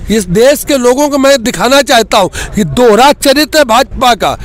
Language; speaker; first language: Hindi; native; Hindi